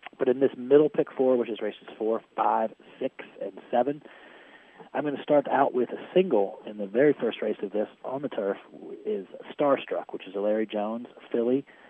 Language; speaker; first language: English; native; English